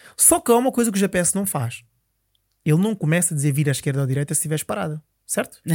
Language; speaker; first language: Portuguese; early bilingual, other home language; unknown